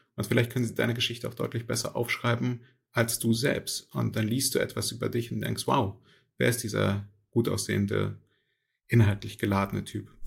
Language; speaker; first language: German; early bilingual, other home language; Russian